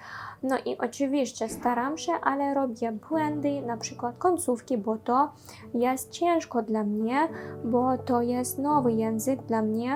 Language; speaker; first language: Polish; non-native, learner; Russian